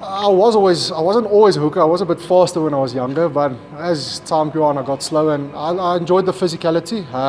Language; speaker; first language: English; non-native, local second language; Afrikaans